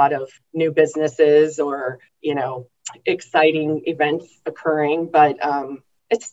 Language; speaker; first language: English; native; English